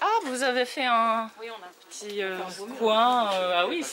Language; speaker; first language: French; non-native, fluent; Japanese